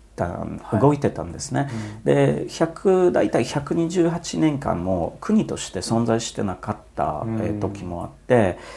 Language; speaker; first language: Japanese; non-native, fluent; Polish